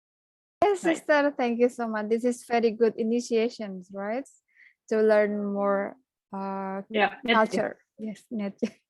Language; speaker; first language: English; non-native, learner; Indonesian